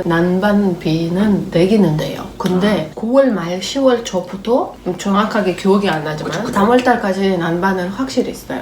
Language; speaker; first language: Korean; non-native, fluent; Russian